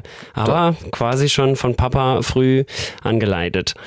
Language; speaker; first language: German; native; German